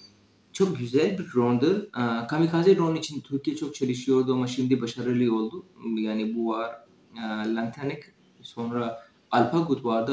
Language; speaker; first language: Turkish; non-native, fluent; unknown